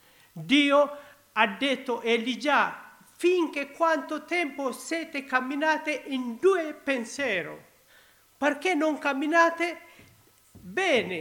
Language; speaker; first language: Italian; non-native, learner; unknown